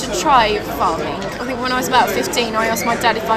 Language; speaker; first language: English; native; English